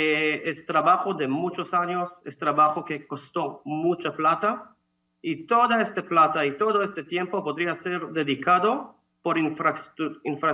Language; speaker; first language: Spanish; non-native, fluent; Hebrew